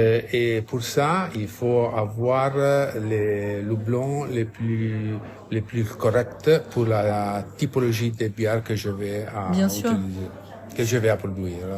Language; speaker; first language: French; non-native, fluent; Italian